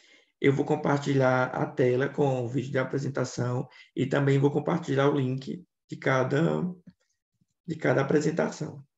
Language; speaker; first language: Portuguese; native; Portuguese